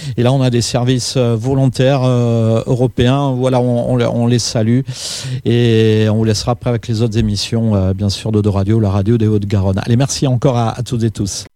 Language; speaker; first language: French; native; French